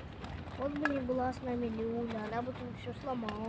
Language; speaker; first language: Russian; native; Russian